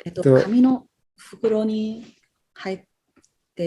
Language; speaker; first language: Japanese; non-native, fluent; English